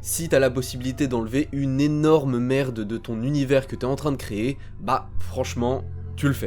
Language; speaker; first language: French; native; French